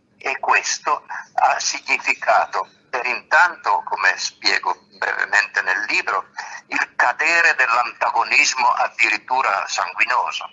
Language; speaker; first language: Italian; native; Italian